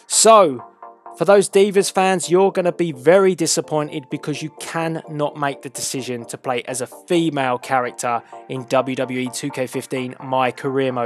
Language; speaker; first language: English; native; English